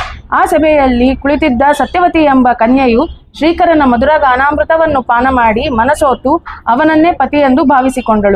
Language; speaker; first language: Kannada; native; Kannada